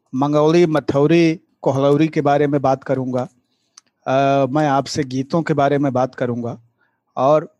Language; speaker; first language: Hindi; native; Hindi